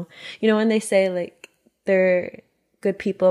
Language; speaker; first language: English; native; English